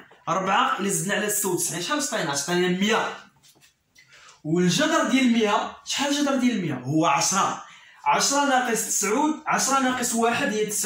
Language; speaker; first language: Arabic; native; Arabic